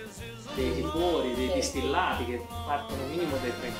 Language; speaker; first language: Italian; native; Italian